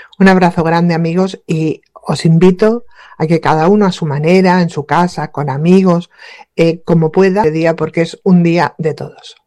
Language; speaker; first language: Spanish; native; Spanish